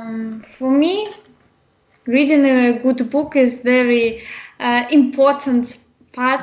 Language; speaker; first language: English; non-native, learner; Russian